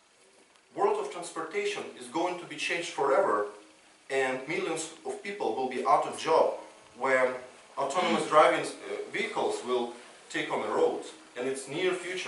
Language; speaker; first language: English; non-native, fluent; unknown